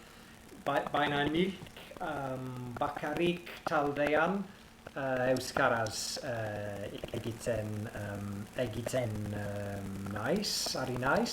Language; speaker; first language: Basque; non-native, learner; English